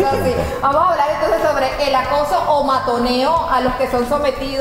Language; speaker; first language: Spanish; native; Spanish